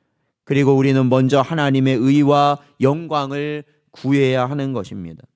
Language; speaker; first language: Korean; native; Korean